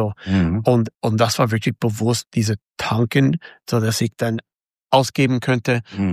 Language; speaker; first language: German; non-native, fluent; English